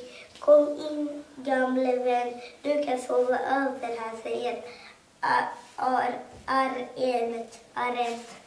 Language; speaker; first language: Swedish; early bilingual, other home language; Kurdish